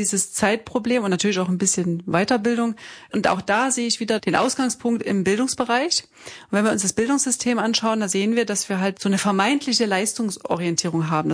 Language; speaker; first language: German; native; German